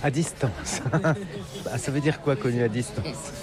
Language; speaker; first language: French; native; French